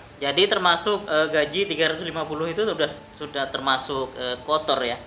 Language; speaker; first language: Indonesian; native; Indonesian